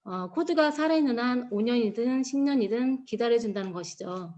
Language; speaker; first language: Korean; native; Korean